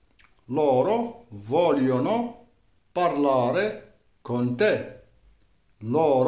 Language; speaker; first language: Italian; non-native, fluent; Arabic